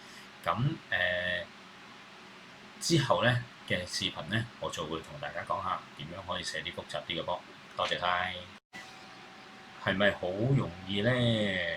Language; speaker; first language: Cantonese; native; Cantonese